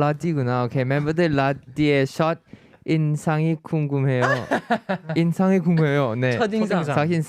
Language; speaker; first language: Korean; non-native, fluent; Thai